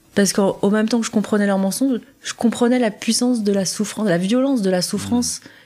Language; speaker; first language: French; native; French